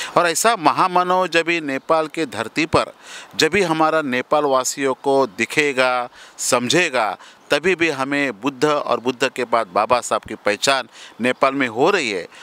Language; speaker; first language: Hindi; non-native, local second language; Marathi